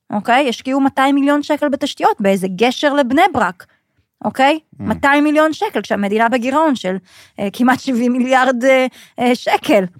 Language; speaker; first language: Hebrew; native; Hebrew